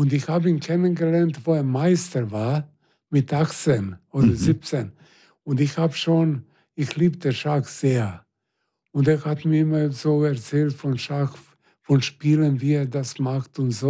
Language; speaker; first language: German; non-native, fluent; Serbian